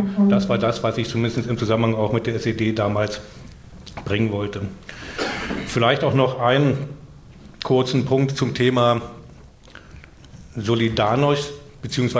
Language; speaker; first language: German; native; German